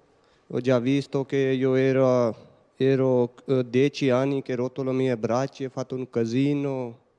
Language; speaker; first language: Italian; non-native, learner; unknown